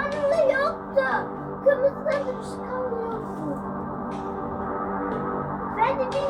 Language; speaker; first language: Turkish; native; Turkish